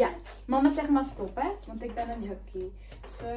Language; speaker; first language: Dutch; native; Dutch